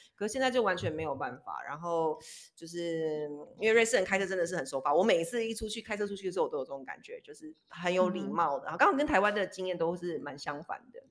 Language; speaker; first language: Chinese; native; Chinese